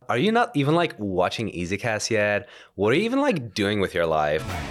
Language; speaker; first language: English; non-native, fluent; Czech